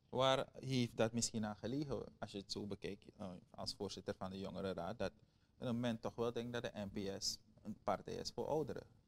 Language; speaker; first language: Dutch; native; Dutch